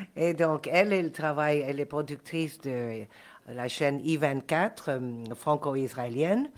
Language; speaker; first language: French; non-native, fluent; Spanish